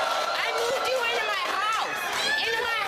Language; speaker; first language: English; native; English